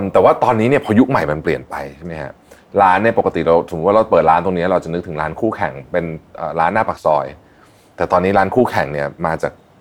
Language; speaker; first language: Thai; native; Thai